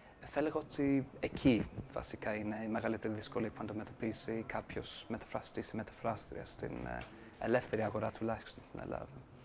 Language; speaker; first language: Greek; non-native, fluent; English